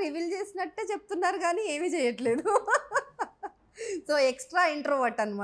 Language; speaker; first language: Telugu; native; Telugu